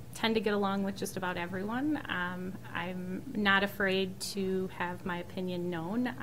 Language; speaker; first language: English; native; English